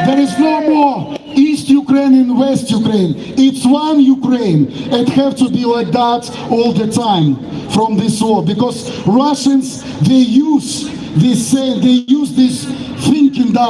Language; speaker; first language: English; non-native, fluent; Ukrainian